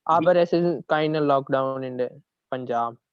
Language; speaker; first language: German; non-native, learner; Punjabi